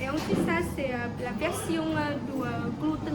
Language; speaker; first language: French; non-native, learner; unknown